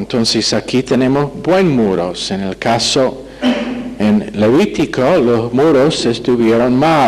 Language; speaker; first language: Spanish; non-native, fluent; English